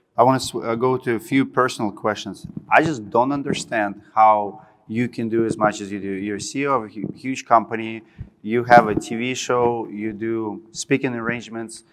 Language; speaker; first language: English; non-native, fluent; Russian